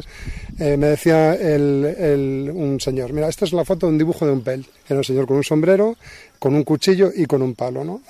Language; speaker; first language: Spanish; native; Spanish